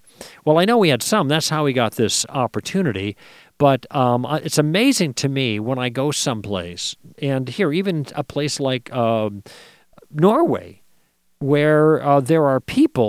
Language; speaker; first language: English; native; English